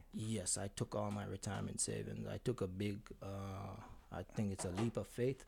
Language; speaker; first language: English; non-native, local second language; Jamaican Creole English